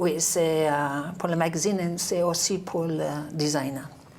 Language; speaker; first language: French; non-native, learner; English